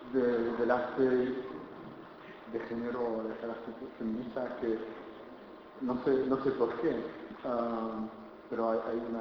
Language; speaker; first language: Spanish; non-native, fluent; French